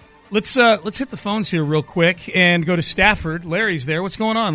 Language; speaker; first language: English; native; English